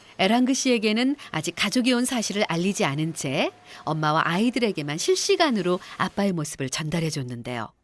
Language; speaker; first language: Korean; native; Korean